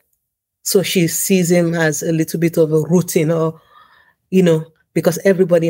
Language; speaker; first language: English; non-native, local second language; Yoruba